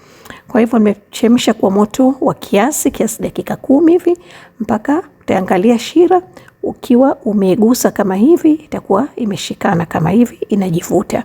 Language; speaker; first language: Swahili; native; Swahili